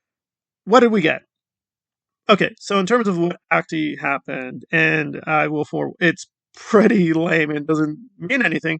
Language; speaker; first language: English; native; English